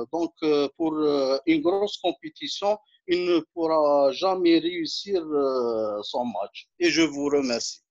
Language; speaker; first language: French; non-native, local second language; Arabic